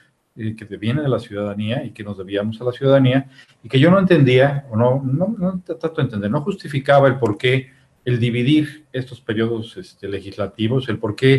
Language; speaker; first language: Spanish; native; Spanish